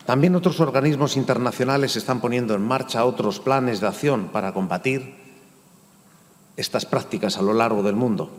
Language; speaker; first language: Spanish; native; Spanish